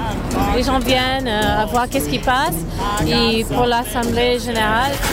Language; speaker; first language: French; non-native, fluent; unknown